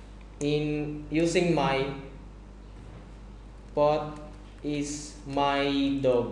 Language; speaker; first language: English; non-native, fluent; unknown